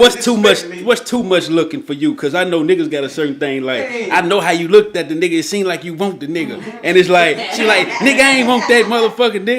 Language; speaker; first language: English; native; English